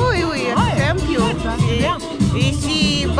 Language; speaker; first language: French; non-native, learner; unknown